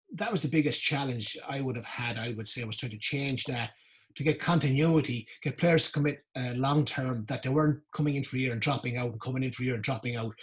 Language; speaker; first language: English; native; English